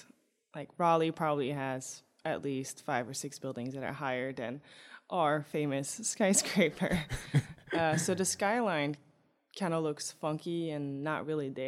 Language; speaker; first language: English; non-native, fluent; Dutch